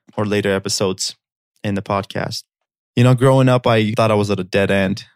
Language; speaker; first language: English; early bilingual, other home language; Armenian